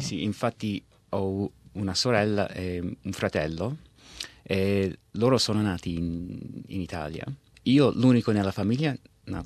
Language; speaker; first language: Italian; early bilingual, heritage; Italian